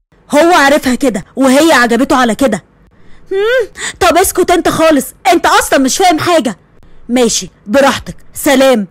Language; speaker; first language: Arabic; native; Arabic